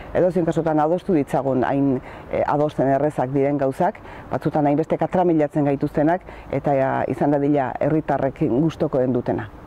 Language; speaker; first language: Basque; native; Basque